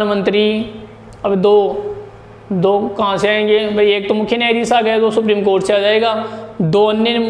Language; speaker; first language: Hindi; native; Hindi